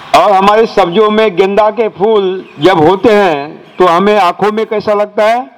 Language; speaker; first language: Hindi; non-native, local second language; Marathi